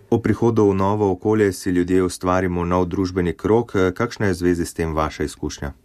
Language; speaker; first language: Slovenian; native; Slovenian